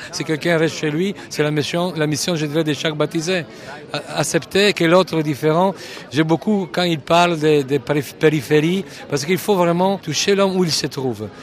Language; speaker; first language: French; non-native, fluent; Italian